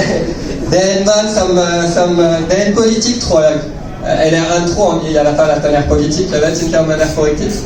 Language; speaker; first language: Swedish; non-native, learner; French